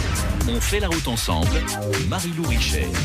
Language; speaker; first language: French; native; French